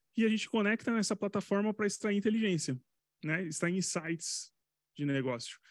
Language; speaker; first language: Portuguese; native; Portuguese